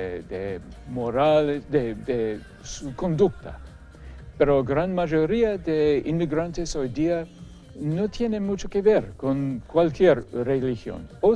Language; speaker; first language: Spanish; non-native, fluent; English